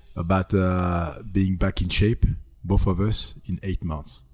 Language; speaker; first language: English; non-native, fluent; French